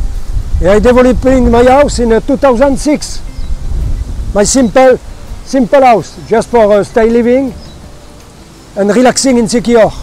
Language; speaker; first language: English; non-native, learner; French